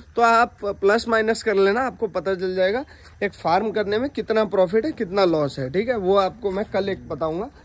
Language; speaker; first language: Hindi; non-native, local second language; Odia